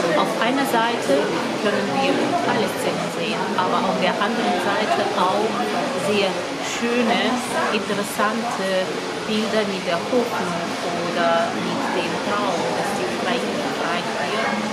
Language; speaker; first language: German; non-native, fluent; Ukrainian